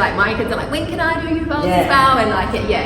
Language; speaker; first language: English; native; English